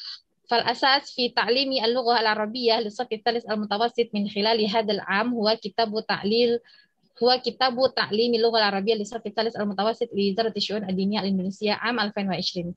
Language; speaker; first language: Arabic; non-native, fluent; Indonesian